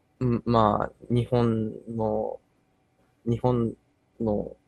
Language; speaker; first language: Japanese; early bilingual, heritage; English